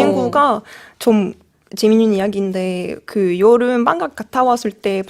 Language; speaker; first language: Korean; non-native, fluent; French